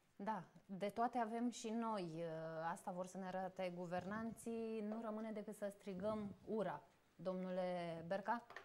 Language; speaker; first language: Romanian; native; Romanian